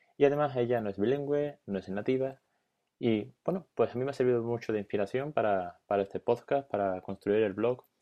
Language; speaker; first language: Spanish; native; Spanish